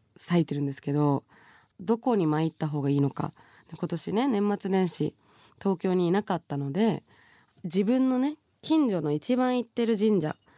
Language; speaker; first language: Japanese; early bilingual, other home language; Bangla